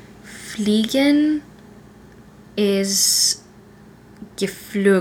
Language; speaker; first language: German; non-native, learner; English